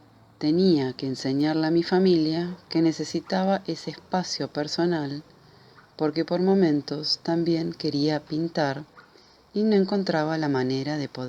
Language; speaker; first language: Spanish; native; Spanish